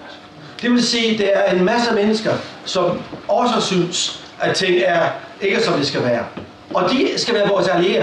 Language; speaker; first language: Danish; non-native, fluent; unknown